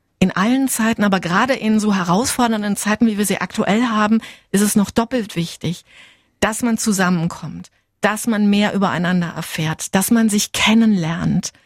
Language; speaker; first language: German; native; German